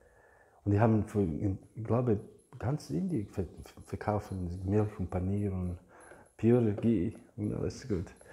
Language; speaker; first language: German; non-native, fluent; English